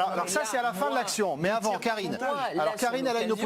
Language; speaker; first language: French; native; French